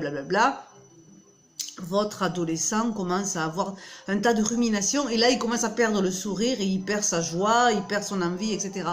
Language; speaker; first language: French; native; French